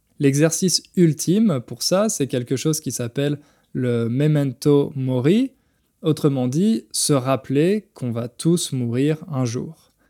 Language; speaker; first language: French; native; French